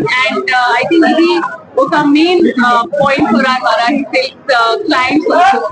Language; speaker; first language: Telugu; non-native, local second language; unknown